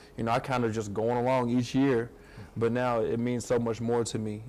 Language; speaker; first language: English; native; English